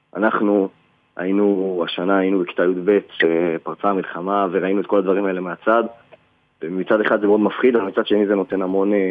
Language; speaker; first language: Hebrew; native; Hebrew